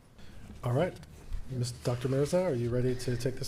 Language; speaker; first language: English; native; English